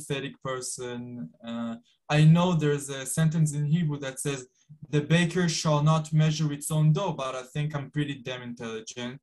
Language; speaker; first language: English; non-native, fluent; Hebrew